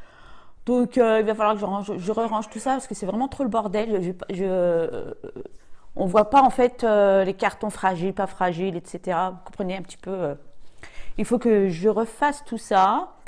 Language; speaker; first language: French; native; French